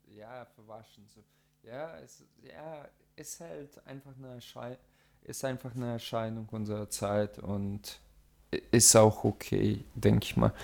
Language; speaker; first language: German; early bilingual, other home language; Russian